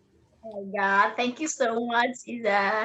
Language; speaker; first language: English; non-native, learner; Indonesian